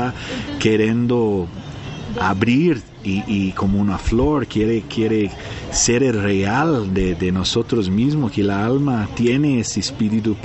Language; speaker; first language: Spanish; non-native, fluent; Portuguese